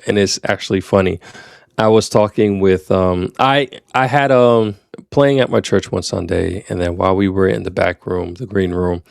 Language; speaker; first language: English; native; English